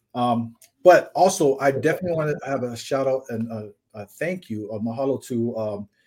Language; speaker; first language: English; native; English